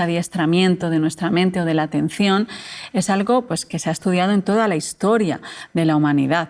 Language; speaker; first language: Spanish; native; Spanish